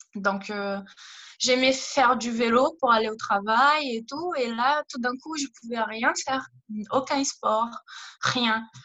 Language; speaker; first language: French; non-native, fluent; Portuguese